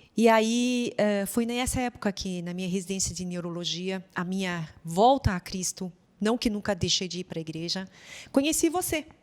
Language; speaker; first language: Portuguese; non-native, fluent; Chinese